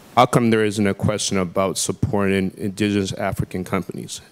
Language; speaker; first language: English; early bilingual, other home language; Akan